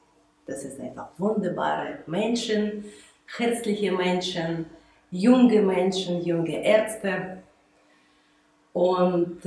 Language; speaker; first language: German; non-native, fluent; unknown